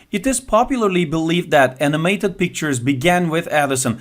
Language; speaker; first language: English; non-native, fluent; Turkish